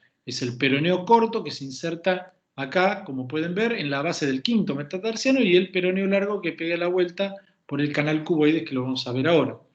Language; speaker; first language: Spanish; native; Spanish